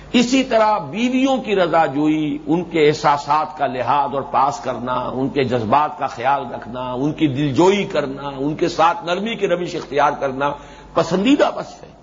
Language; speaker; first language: Urdu; native; Urdu